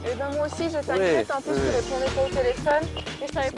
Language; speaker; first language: French; native; French